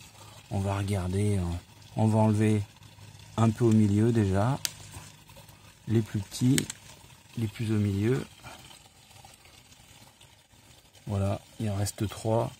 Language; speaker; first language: French; native; French